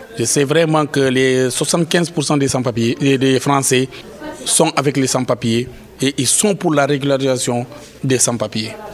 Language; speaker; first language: French; non-native, local second language; Fula